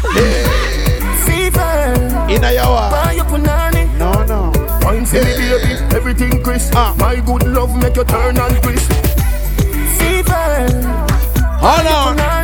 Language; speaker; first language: English; non-native, local second language; Jamaican Creole English